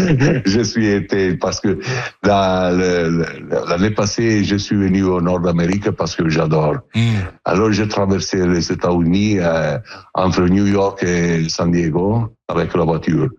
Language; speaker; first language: French; non-native, learner; Italian